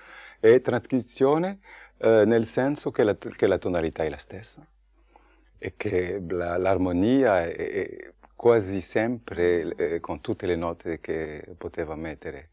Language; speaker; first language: Italian; non-native, fluent; French